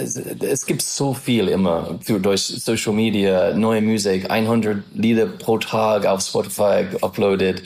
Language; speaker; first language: German; non-native, learner; English